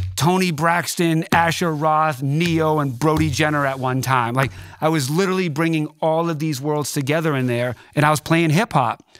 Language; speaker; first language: English; native; English